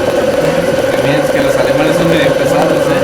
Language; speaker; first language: Spanish; native; Spanish